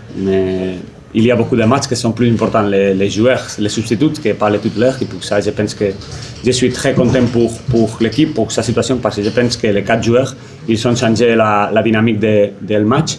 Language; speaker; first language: French; non-native, fluent; Spanish